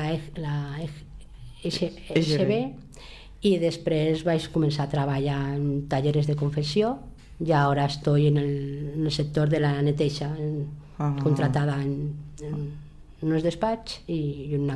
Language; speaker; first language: Catalan; non-native, local second language; Spanish